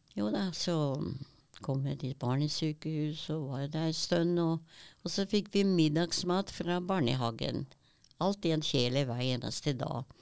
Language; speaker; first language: Norwegian; early bilingual, other home language; German